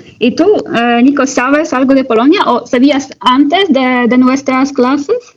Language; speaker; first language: Spanish; non-native, learner; Polish